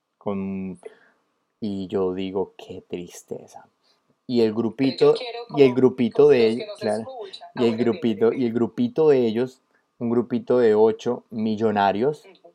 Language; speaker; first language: Spanish; native; Spanish